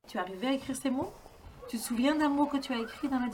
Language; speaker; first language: French; native; French